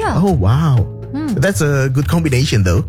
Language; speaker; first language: English; non-native, fluent; Indonesian